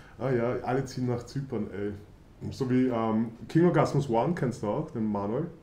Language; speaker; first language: German; early bilingual, other home language; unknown